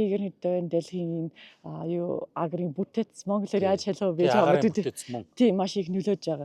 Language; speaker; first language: Mongolian; non-native, learner; English